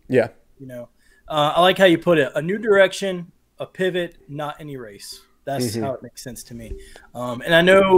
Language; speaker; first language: English; native; English